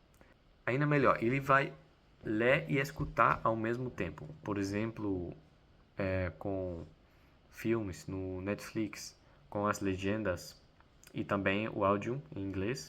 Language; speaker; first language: Portuguese; non-native, fluent; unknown